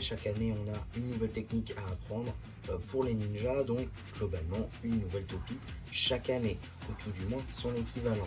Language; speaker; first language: French; native; French